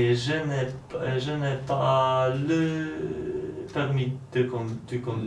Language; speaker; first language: French; non-native, learner; Polish